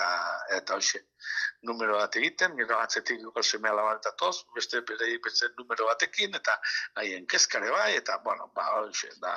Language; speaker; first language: Basque; native; Basque